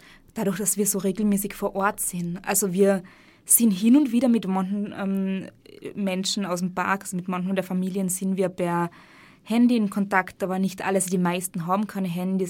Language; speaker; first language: German; native; German